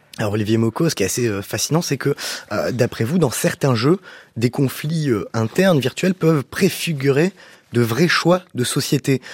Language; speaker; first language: French; native; French